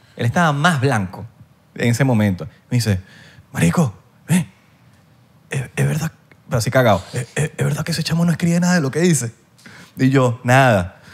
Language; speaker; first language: Spanish; native; Spanish